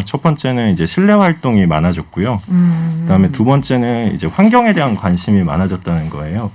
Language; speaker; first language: Korean; native; Korean